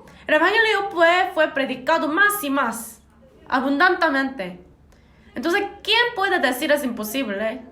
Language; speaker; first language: Spanish; non-native, fluent; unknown